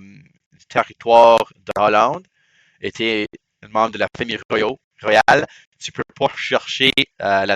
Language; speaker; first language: French; non-native, local second language; English